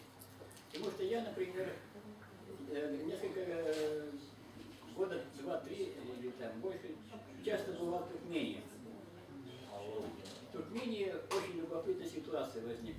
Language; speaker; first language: Russian; native; Russian